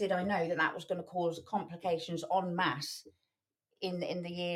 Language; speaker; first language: English; native; English